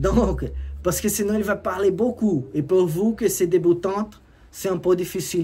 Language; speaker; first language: French; non-native, learner; Portuguese